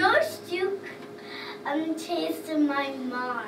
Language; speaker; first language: Romanian; early bilingual, heritage; English